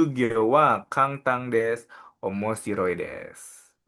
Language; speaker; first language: Japanese; non-native, learner; Indonesian